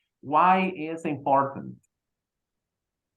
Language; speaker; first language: English; non-native, fluent; Spanish